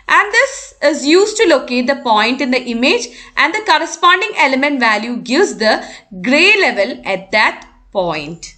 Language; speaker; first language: English; non-native, local second language; Malayalam